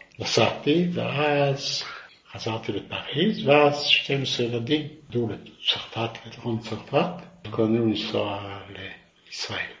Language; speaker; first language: Hebrew; non-native, fluent; Yiddish